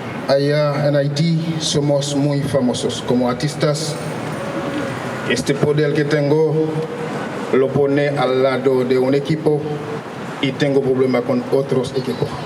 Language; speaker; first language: Spanish; non-native, local second language; Haitian Creole